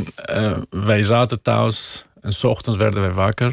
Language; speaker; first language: Dutch; non-native, fluent; Kurdish